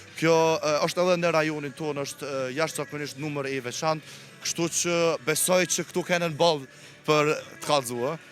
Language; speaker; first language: Albanian; early bilingual, heritage; Albanian